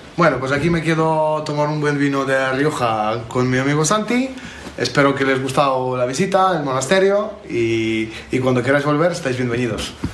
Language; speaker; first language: Spanish; non-native, fluent; Ukrainian